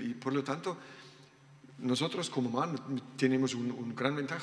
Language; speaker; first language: Spanish; non-native, learner; German